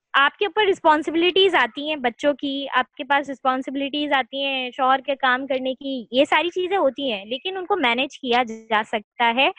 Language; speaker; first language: Urdu; native; Urdu